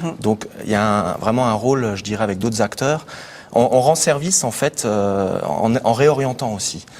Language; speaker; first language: French; native; French